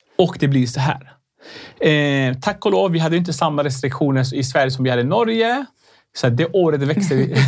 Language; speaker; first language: Swedish; early bilingual, other home language; Arabic